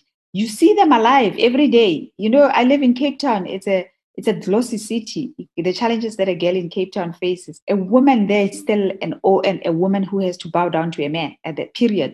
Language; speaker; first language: English; non-native, local second language; Tswana